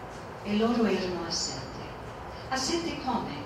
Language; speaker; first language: Italian; non-native, fluent; English